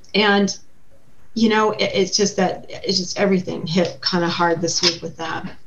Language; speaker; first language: English; native; English